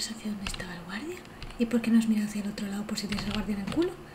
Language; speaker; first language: Spanish; native; Spanish